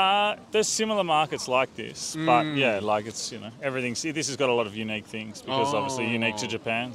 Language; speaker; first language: English; non-native, learner; Japanese